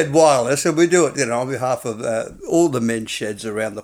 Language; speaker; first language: English; native; English